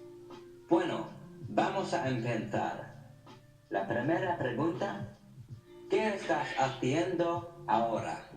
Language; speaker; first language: Spanish; non-native, learner; English